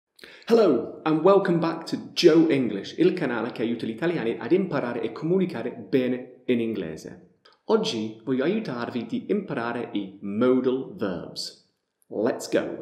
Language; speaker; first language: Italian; non-native, fluent; English